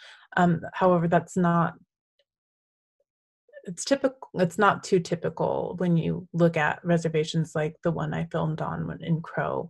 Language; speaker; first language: English; native; English